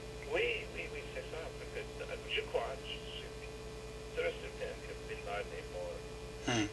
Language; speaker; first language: French; non-native, learner; English